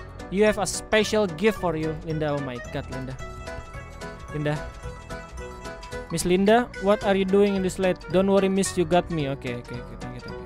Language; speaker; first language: English; non-native, learner; Indonesian